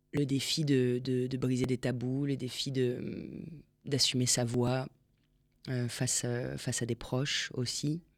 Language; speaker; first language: French; non-native, fluent; Spanish